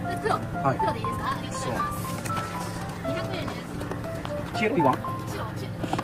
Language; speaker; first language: Japanese; non-native, learner; Filipino